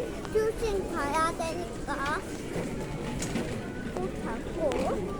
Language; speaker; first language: Korean; non-native, local second language; Mongolian